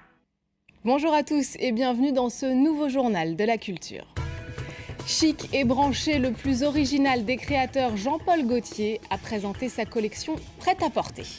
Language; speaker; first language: French; native; French